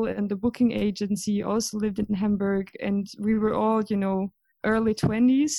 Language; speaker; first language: English; non-native, fluent; Swedish